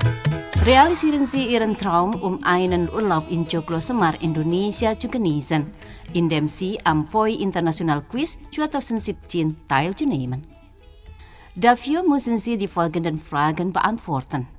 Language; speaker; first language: German; non-native, fluent; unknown